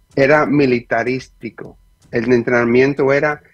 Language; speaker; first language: Spanish; early bilingual, heritage; Spanish